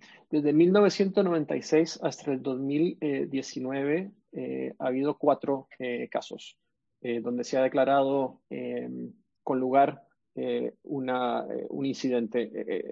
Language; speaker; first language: Spanish; native; Spanish